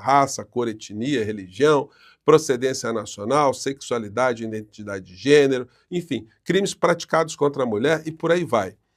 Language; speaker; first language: Portuguese; native; Portuguese